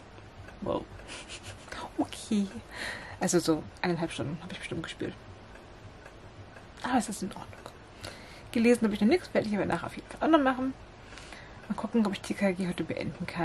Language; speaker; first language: German; native; German